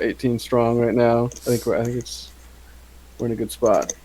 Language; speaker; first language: English; native; English